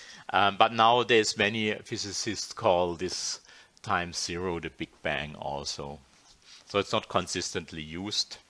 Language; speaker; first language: English; non-native, fluent; German